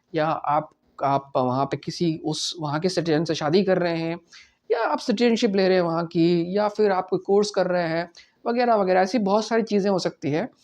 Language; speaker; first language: Hindi; native; Hindi